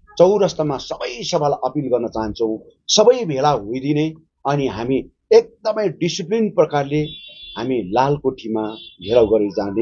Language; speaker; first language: Nepali; native; Nepali